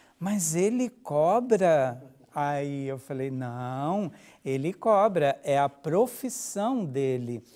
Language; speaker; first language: Portuguese; native; Portuguese